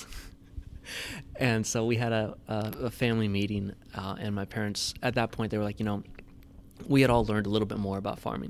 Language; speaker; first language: English; native; English